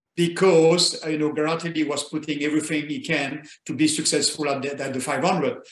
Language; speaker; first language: English; non-native, fluent; French